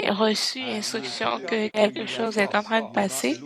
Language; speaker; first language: French; non-native, fluent; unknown